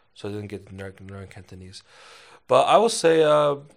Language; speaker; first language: English; early bilingual, other home language; Chinese